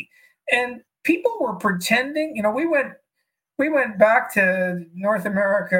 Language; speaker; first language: English; native; English